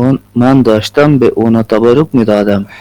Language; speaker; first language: Persian; non-native, learner; Urdu